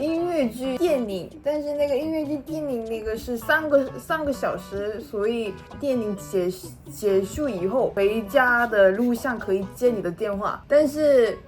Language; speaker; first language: Chinese; non-native, learner; Korean